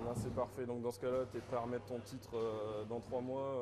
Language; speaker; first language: French; native; French